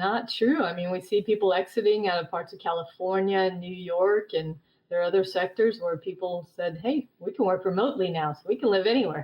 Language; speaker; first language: English; native; English